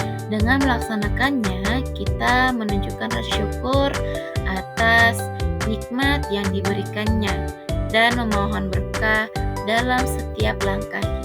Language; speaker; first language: Indonesian; native; Indonesian